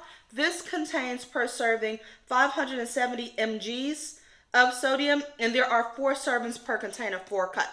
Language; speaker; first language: English; native; English